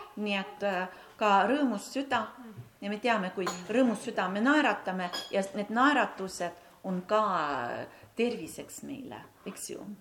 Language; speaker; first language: Estonian; non-native, local second language; Russian